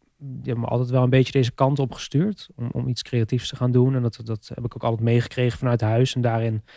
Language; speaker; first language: Dutch; native; Dutch